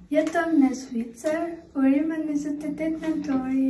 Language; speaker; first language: Albanian; early bilingual, heritage; Albanian